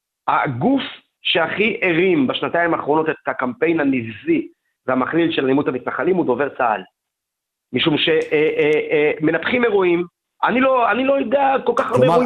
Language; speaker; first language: Hebrew; native; Hebrew